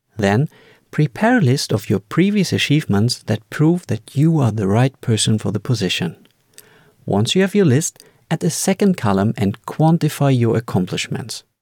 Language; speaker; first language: English; non-native, fluent; German